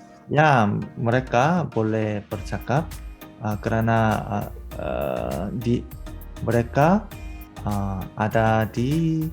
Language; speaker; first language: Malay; non-native, learner; Korean